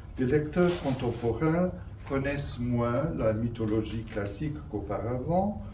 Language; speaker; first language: French; non-native, fluent; Portuguese